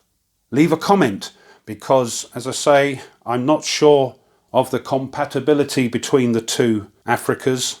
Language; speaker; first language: English; native; English